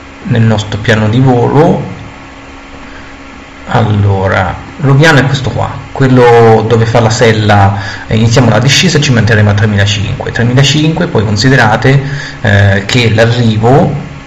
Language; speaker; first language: Italian; native; Italian